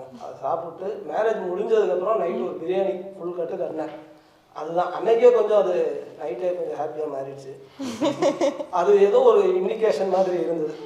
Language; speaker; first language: Tamil; native; Tamil